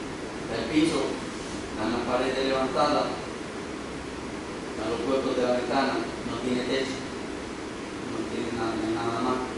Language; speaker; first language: Spanish; native; Spanish